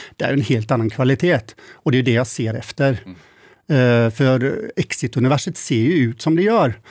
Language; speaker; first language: Swedish; native; Swedish